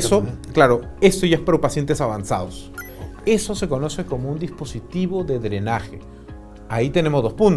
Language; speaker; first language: Spanish; native; Spanish